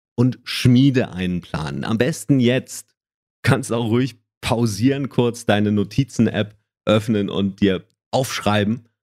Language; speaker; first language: German; native; German